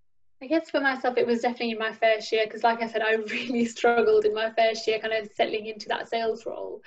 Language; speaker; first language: English; native; English